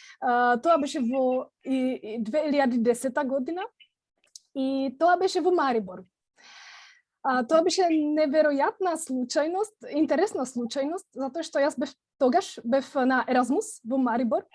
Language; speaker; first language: Macedonian; non-native, fluent; Czech